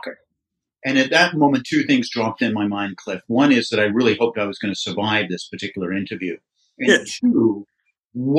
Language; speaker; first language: English; native; English